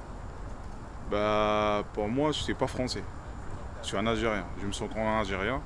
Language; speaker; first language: French; non-native, local second language; Arabic